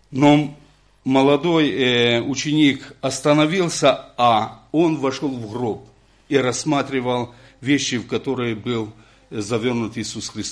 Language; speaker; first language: Polish; non-native, learner; Ukrainian